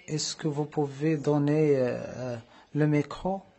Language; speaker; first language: French; non-native, learner; Arabic